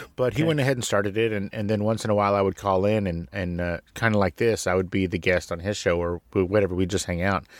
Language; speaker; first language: English; native; English